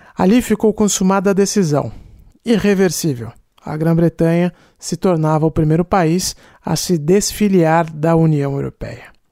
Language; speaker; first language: Portuguese; native; Portuguese